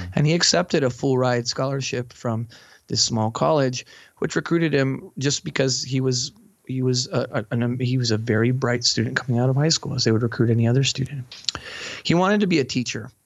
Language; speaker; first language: English; native; English